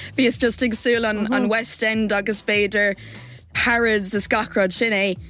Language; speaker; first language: Irish; non-native, local second language; English